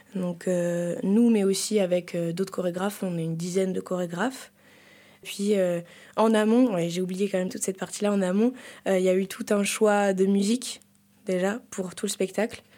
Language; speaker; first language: French; native; French